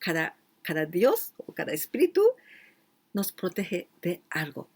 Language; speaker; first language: Spanish; non-native, fluent; Japanese